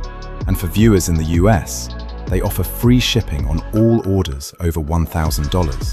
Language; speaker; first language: English; native; English